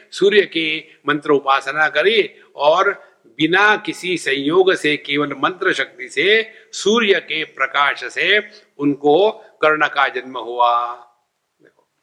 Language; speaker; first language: Hindi; non-native, local second language; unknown